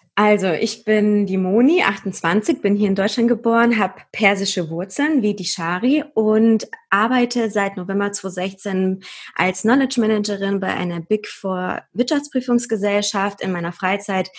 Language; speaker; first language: German; early bilingual, other home language; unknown